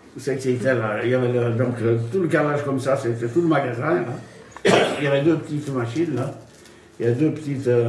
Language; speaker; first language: French; native; French